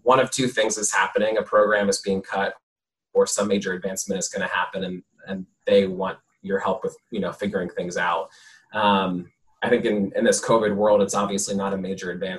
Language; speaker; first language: English; native; English